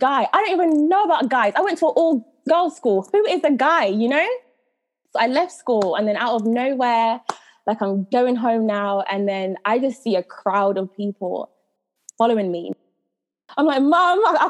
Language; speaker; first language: English; native; English